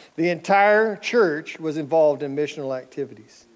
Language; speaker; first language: English; native; English